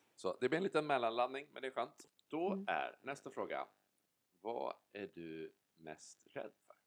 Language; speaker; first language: Swedish; native; Swedish